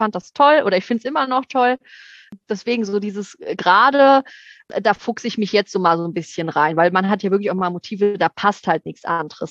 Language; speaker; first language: German; native; German